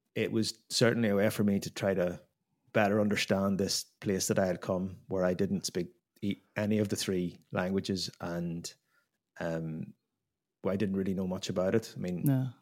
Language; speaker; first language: English; native; English